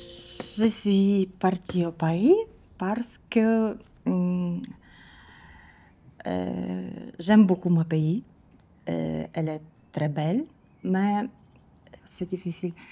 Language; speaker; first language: French; non-native, learner; Ukrainian